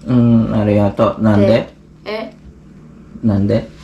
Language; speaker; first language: Japanese; non-native, fluent; Filipino